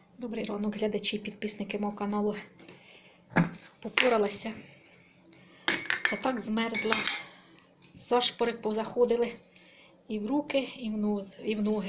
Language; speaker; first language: Ukrainian; native; Ukrainian